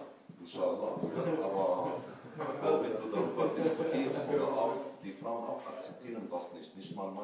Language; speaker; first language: German; non-native, learner; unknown